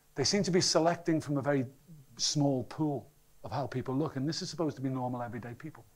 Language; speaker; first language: English; native; English